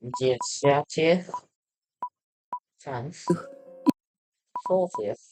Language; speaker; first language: Russian; non-native, learner; English